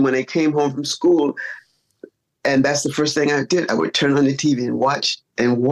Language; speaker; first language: English; native; English